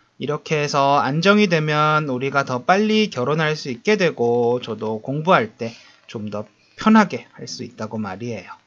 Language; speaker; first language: Korean; native; Korean